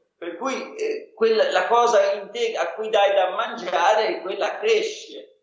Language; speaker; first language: Italian; early bilingual, heritage; Italian